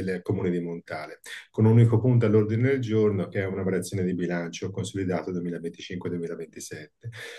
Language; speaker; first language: Italian; native; Italian